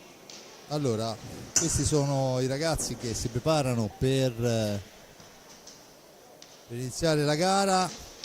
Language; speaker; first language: Italian; native; Italian